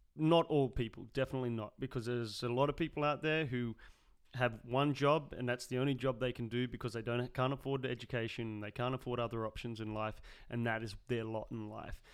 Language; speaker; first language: English; native; English